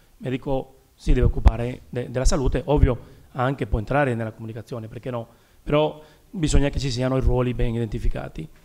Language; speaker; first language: Italian; non-native, fluent; Spanish